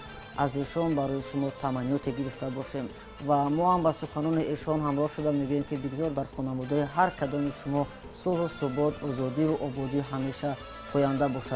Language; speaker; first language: Persian; native; Persian